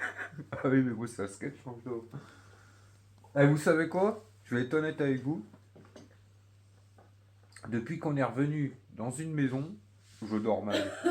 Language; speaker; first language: French; native; French